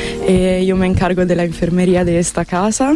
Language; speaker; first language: Spanish; non-native, fluent; Italian